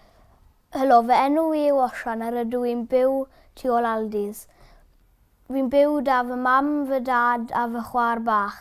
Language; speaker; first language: Welsh; native; Welsh